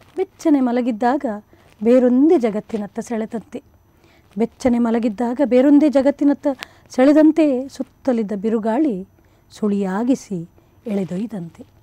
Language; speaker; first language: Kannada; non-native, local second language; Konkani